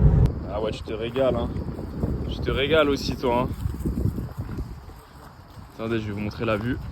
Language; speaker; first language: French; native; French